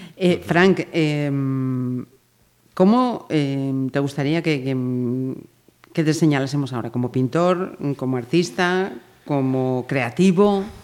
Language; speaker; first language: Spanish; native; Spanish